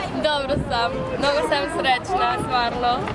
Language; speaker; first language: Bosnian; non-native, fluent; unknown